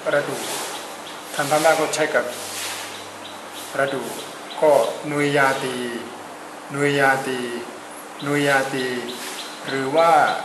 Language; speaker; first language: Thai; non-native, fluent; Burmese